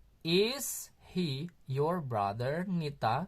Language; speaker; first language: English; non-native, learner; Indonesian